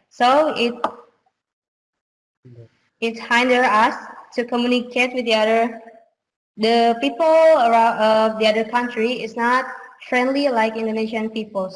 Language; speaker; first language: English; non-native, learner; Indonesian